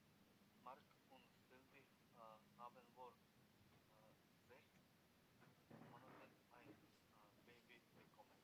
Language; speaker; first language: German; non-native, learner; Macedonian